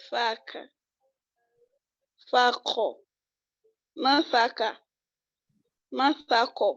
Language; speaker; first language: Arabic; non-native, learner; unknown